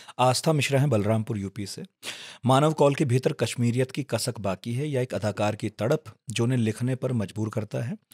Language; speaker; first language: Hindi; native; Hindi